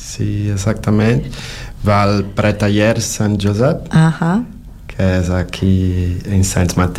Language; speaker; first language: Catalan; non-native, learner; Portuguese